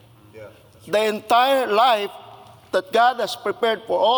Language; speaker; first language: English; non-native, local second language; Filipino